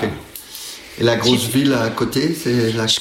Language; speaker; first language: French; native; French